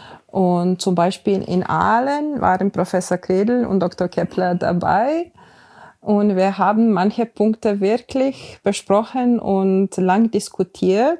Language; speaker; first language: German; non-native, fluent; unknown